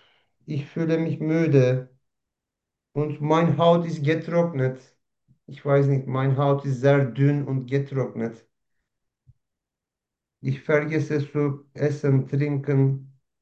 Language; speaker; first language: German; non-native, learner; Turkish